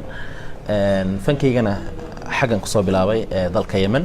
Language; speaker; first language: Somali; early bilingual, heritage; Somali